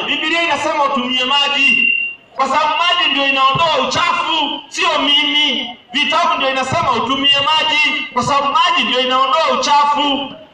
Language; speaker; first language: Swahili; native; Swahili